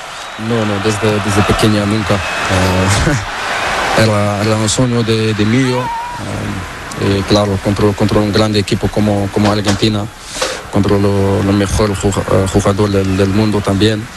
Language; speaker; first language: Spanish; non-native, learner; Portuguese